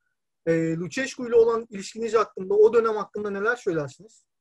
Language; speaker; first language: Turkish; native; Turkish